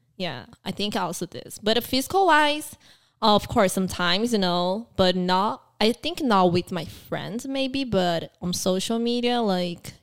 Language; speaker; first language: English; early bilingual, other home language; Portuguese